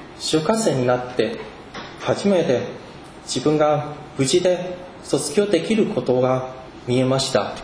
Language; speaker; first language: Japanese; non-native, fluent; Chinese